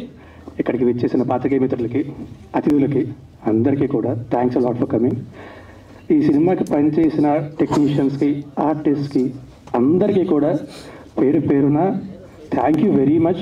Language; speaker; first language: Telugu; native; Telugu